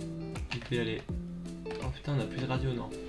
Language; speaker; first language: French; native; French